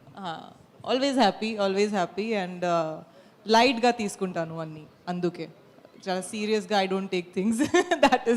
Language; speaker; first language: Telugu; non-native, fluent; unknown